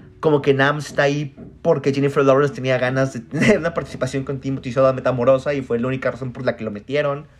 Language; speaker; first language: Spanish; native; Spanish